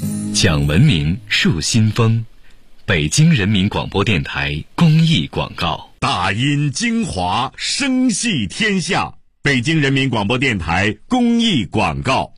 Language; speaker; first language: Chinese; native; Chinese